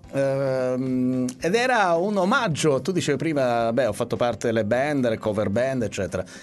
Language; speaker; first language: Italian; native; Italian